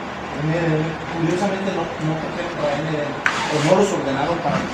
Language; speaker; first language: Spanish; native; Spanish